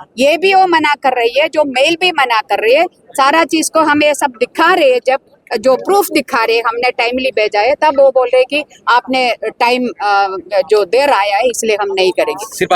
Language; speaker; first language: Hindi; non-native, local second language; Malayalam